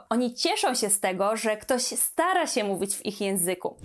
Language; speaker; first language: Polish; native; Polish